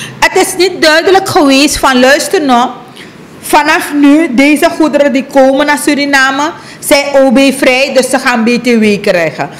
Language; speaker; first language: Dutch; native; Dutch